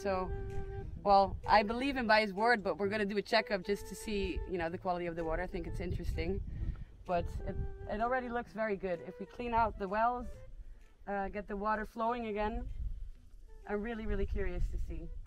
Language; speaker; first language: English; non-native, fluent; Dutch